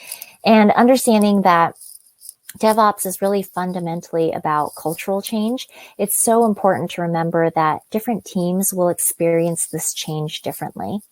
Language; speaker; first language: English; native; English